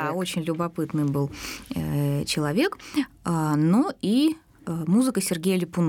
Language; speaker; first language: Russian; native; Russian